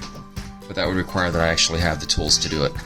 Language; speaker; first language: English; native; English